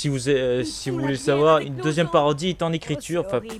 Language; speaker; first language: French; native; French